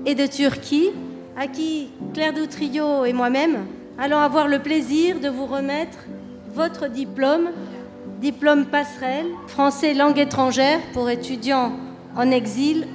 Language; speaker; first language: French; native; French